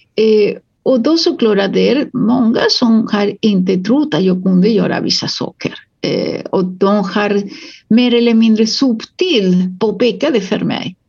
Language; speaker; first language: Swedish; non-native, fluent; Spanish